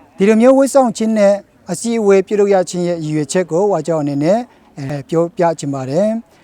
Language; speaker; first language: Burmese; non-native, local second language; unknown